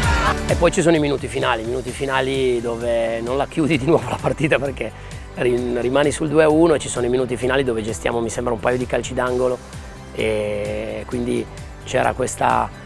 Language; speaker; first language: Italian; native; Italian